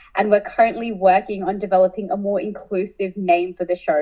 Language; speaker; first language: English; early bilingual, other home language; Hindi